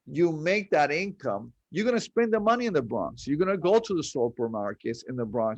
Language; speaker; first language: English; early bilingual, other home language; Spanish